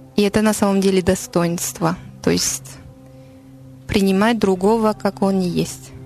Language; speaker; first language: Russian; non-native, learner; French